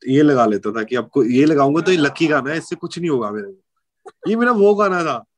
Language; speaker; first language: Hindi; non-native, local second language; Punjabi